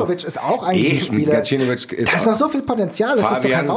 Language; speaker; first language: German; native; German